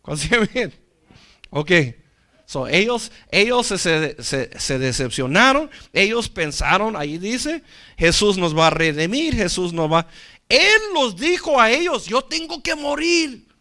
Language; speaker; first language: Spanish; non-native, fluent; English